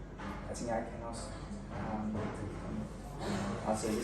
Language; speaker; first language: English; non-native, learner; Vietnamese